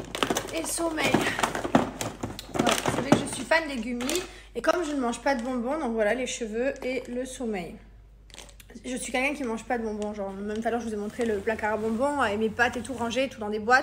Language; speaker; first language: French; native; French